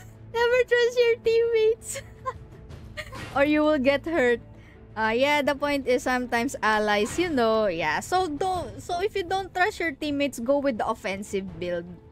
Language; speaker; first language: English; non-native, local second language; Filipino